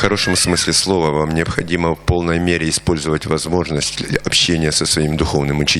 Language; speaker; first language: Russian; native; Russian